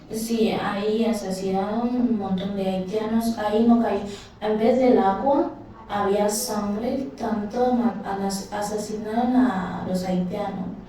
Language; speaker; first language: Spanish; non-native, fluent; Haitian Creole